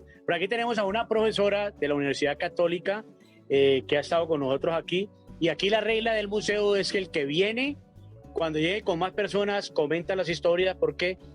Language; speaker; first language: Spanish; native; Spanish